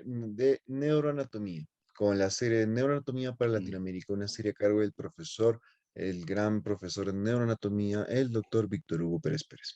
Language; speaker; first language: Spanish; native; Spanish